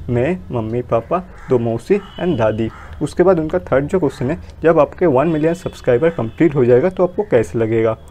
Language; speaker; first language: Hindi; non-native, local second language; Bangla